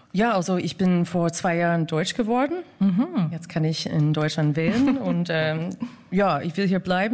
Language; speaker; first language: German; non-native, fluent; English